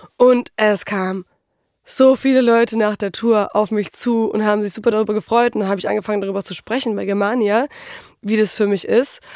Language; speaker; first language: German; early bilingual, other home language; Polish